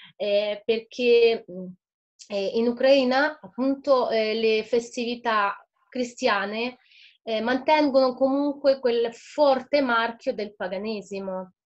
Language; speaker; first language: Italian; non-native, fluent; Ukrainian